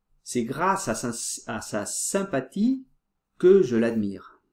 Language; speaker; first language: French; non-native, fluent; Portuguese